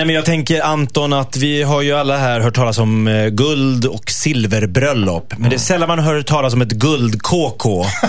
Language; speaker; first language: Swedish; native; Swedish